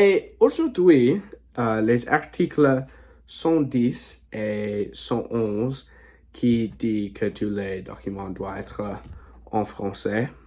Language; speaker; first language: French; non-native, learner; English